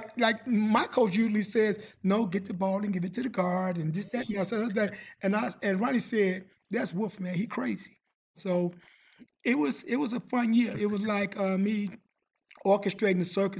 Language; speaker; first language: English; native; English